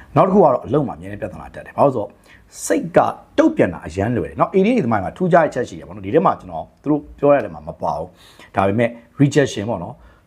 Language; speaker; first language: Burmese; native; Burmese